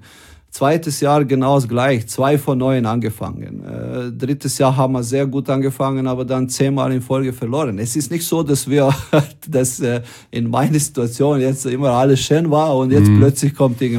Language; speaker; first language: German; non-native, fluent; Croatian